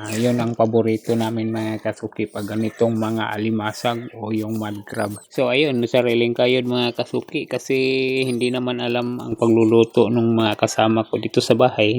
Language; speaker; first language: Filipino; non-native, local second language; Cebuano